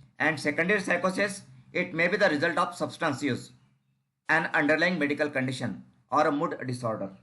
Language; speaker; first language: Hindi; non-native, local second language; Marathi